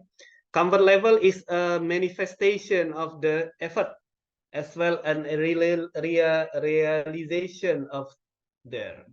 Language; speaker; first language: English; non-native, local second language; Indonesian